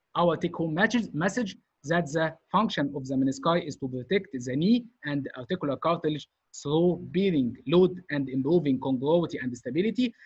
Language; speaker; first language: English; non-native, fluent; Arabic